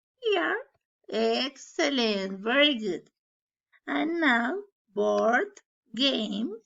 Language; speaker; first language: English; non-native, learner; Spanish